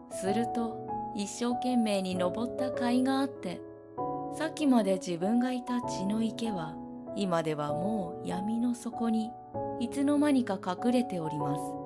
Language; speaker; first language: Japanese; native; Japanese